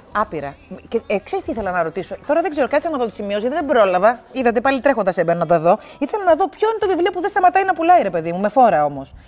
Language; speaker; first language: Greek; native; Greek